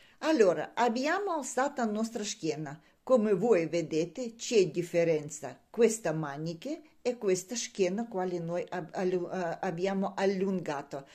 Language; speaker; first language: Italian; non-native, learner; Russian